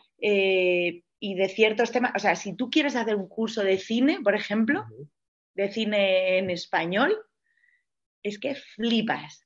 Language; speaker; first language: Spanish; native; Spanish